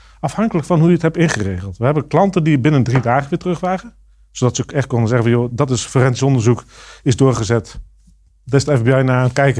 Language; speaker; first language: Dutch; native; Dutch